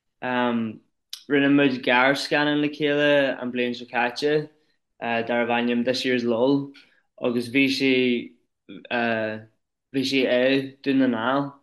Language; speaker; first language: Irish; non-native, local second language; English